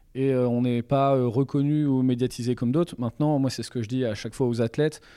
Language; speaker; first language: French; native; French